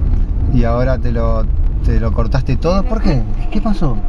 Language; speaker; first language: Spanish; native; Spanish